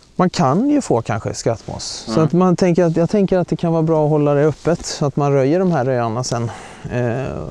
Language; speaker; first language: Swedish; native; Swedish